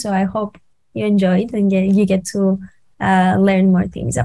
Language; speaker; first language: English; non-native, fluent; Greek